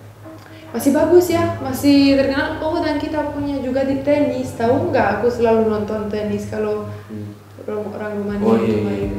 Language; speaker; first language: Indonesian; non-native, fluent; Romanian